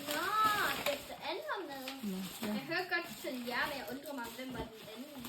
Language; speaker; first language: Danish; early bilingual, other home language; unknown